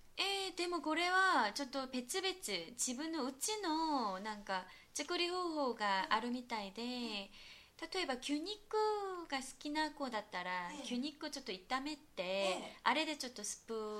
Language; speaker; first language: Japanese; non-native, fluent; Korean